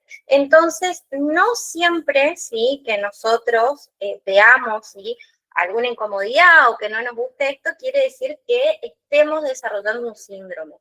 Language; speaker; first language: Spanish; native; Spanish